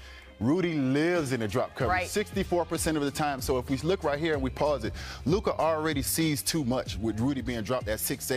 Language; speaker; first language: English; native; English